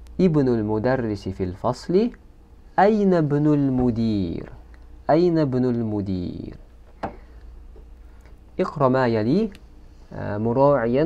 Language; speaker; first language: Arabic; non-native, fluent; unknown